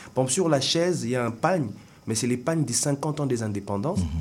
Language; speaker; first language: French; non-native, local second language; Lingala